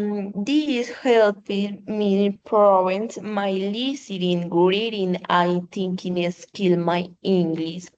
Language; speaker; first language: English; non-native, learner; Spanish